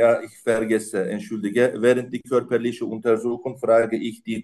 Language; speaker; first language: German; non-native, learner; Turkish